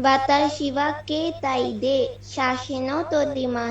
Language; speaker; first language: Japanese; non-native, learner; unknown